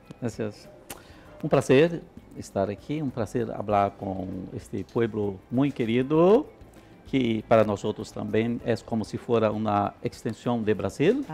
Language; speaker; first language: Spanish; non-native, learner; Portuguese